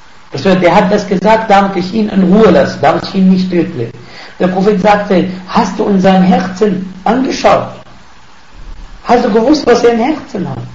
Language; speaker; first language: German; non-native, fluent; Arabic